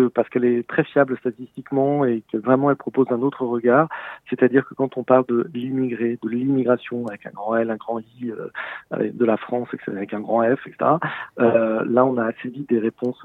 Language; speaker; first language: French; native; French